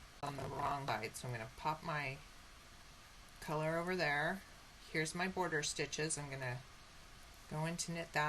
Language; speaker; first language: English; native; English